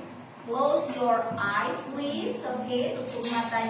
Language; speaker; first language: English; non-native, learner; Indonesian